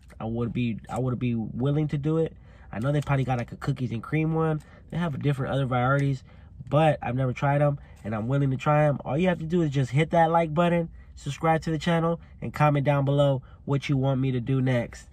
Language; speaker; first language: English; early bilingual, other home language; Spanish